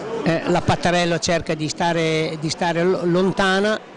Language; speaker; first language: Italian; native; Italian